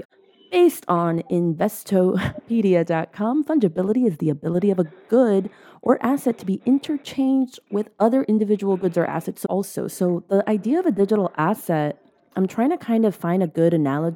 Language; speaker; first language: English; native; English